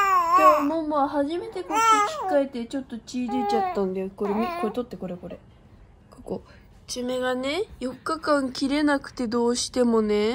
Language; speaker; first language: Japanese; native; Japanese